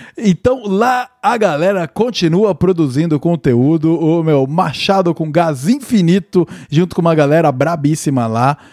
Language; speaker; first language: Portuguese; native; Portuguese